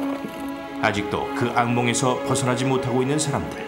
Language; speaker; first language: Korean; native; Korean